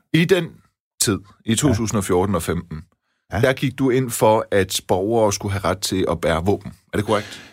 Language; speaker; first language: Danish; early bilingual, other home language; Persian